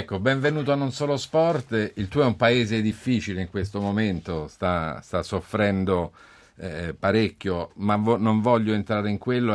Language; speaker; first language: Italian; native; Italian